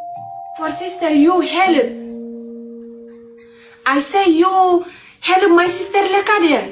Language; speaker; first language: English; non-native, learner; Tigrinya